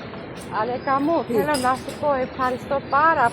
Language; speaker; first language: Greek; non-native, learner; Armenian